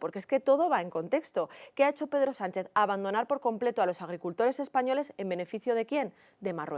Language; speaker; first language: Spanish; native; Spanish